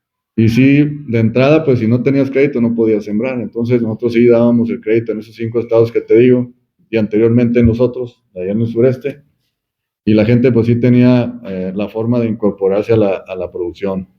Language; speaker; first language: Spanish; native; Spanish